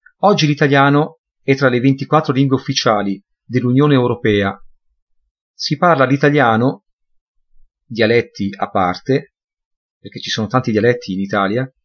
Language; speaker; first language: Italian; native; Italian